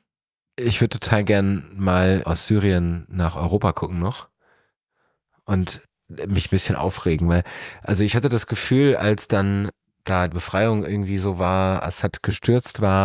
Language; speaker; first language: German; native; German